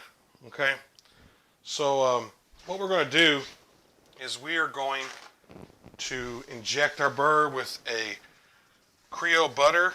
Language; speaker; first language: English; native; English